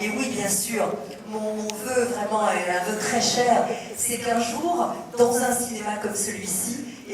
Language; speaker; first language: French; native; French